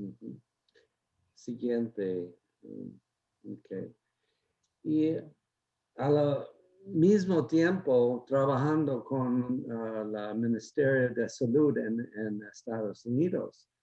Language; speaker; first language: Spanish; non-native, learner; English